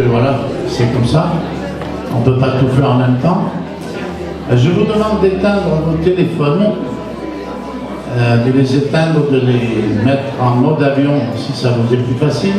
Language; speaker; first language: French; native; French